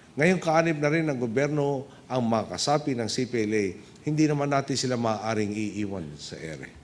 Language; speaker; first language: Filipino; native; Filipino